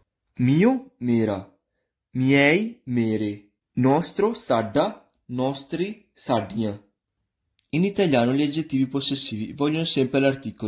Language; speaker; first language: Italian; non-native, fluent; Punjabi